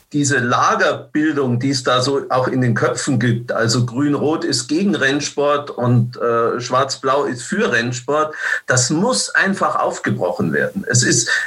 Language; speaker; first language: German; native; German